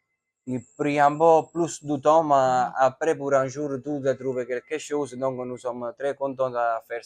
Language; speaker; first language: French; non-native, learner; Italian